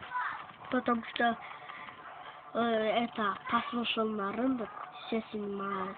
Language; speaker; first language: Russian; non-native, learner; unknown